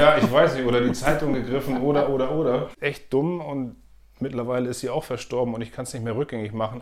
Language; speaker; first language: German; native; German